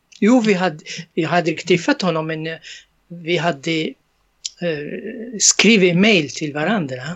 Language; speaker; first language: Swedish; non-native, fluent; Arabic